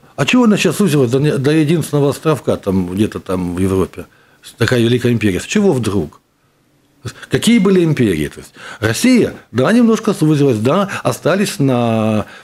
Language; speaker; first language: Russian; native; Russian